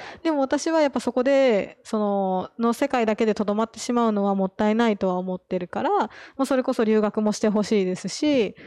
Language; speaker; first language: Japanese; native; Japanese